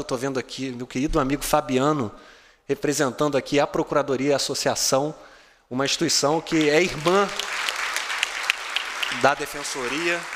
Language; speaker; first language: Portuguese; native; Portuguese